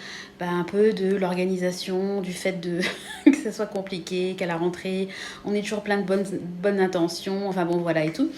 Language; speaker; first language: French; native; French